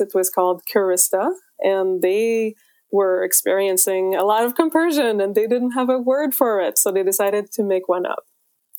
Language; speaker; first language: English; native; English